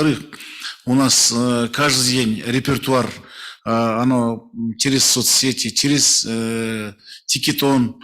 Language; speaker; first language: Russian; non-native, local second language; Kazakh